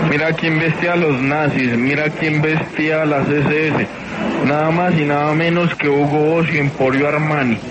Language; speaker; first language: Spanish; native; Spanish